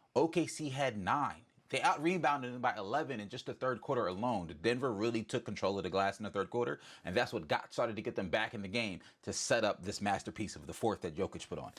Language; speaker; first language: English; native; English